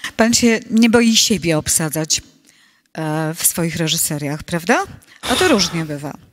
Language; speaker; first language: Polish; native; Polish